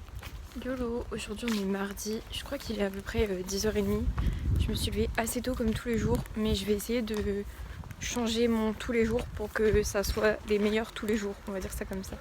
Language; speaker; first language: French; native; French